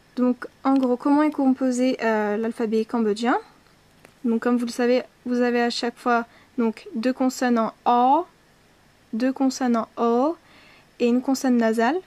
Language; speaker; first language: French; native; French